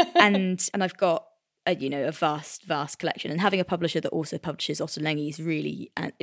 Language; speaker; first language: English; native; English